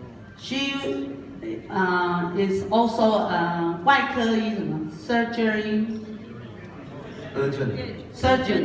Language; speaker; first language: English; non-native, learner; Japanese